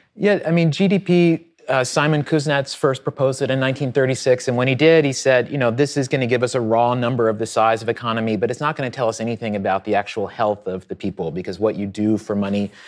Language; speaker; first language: English; native; English